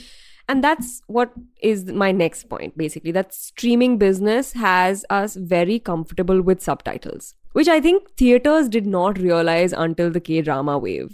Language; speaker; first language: English; non-native, local second language; Hindi